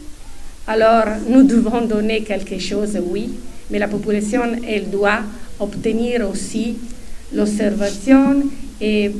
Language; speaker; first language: French; non-native, fluent; Italian